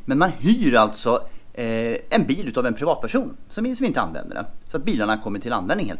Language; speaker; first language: Swedish; native; Swedish